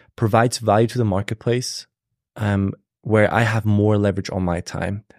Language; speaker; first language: English; non-native, fluent; German